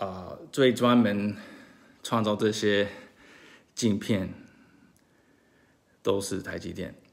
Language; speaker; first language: Chinese; early bilingual, heritage; Chinese